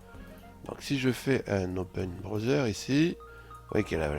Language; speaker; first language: French; native; French